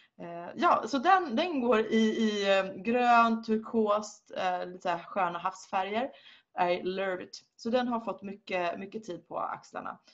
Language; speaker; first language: Swedish; native; Swedish